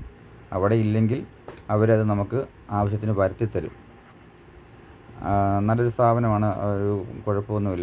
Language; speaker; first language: Malayalam; native; Malayalam